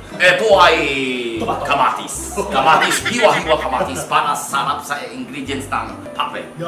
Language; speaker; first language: Filipino; non-native, local second language; Pampanga